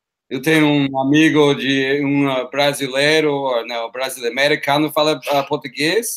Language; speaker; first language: Portuguese; non-native, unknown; English